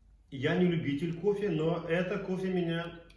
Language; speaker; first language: Russian; native; Russian